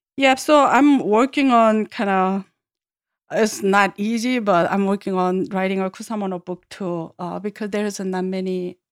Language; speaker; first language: English; non-native, learner; Korean